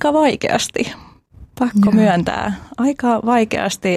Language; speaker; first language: Finnish; early bilingual, other home language; Albanian